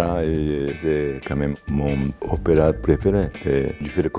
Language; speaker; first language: French; non-native, fluent; Japanese